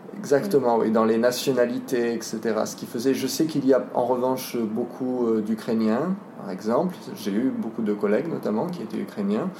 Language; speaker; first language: French; native; French